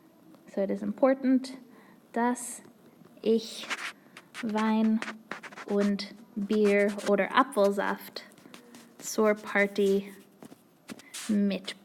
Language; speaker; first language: German; non-native, fluent; English